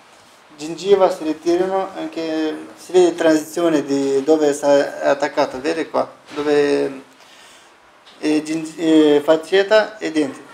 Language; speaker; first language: Italian; non-native, learner; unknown